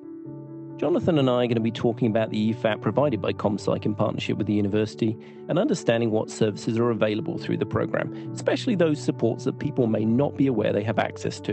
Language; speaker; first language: English; native; English